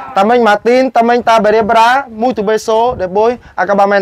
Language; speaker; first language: Portuguese; non-native, learner; Vietnamese